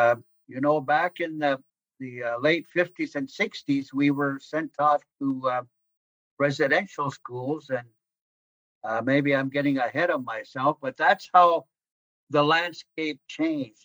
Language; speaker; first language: English; non-native, fluent; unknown